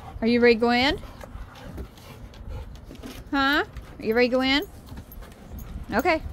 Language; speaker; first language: English; native; English